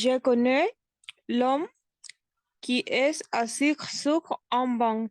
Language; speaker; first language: French; non-native, learner; Spanish